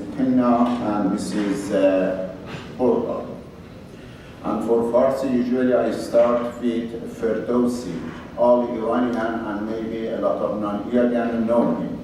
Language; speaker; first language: English; non-native, fluent; Persian